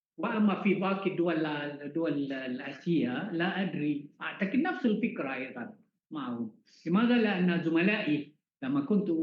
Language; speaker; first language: Arabic; non-native, fluent; Malay